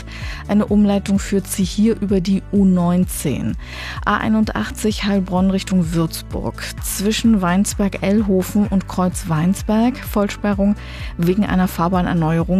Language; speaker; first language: German; native; German